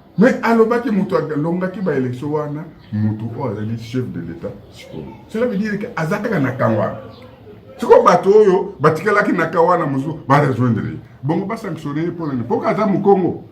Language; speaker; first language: Lingala; non-native, local second language; Kongo